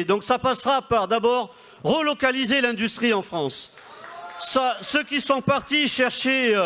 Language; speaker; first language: French; native; French